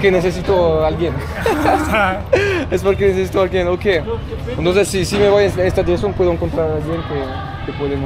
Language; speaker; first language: Spanish; non-native, learner; French